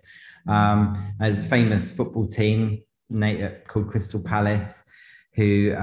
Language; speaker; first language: English; native; English